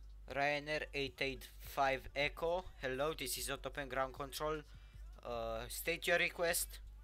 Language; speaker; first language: English; non-native, fluent; Romanian